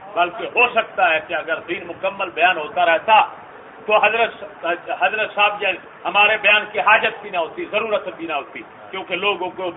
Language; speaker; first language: Urdu; non-native, local second language; Punjabi